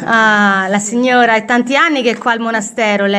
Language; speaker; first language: Italian; native; Italian